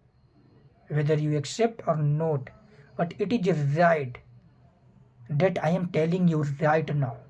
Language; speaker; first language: English; non-native, fluent; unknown